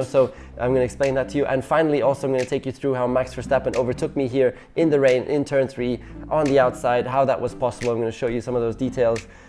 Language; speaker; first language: English; non-native, fluent; German